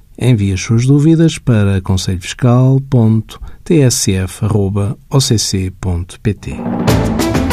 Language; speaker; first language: Portuguese; native; Portuguese